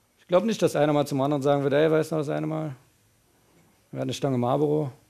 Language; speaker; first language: German; early bilingual, other home language; Persian